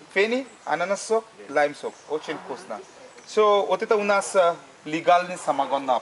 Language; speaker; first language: Russian; non-native, learner; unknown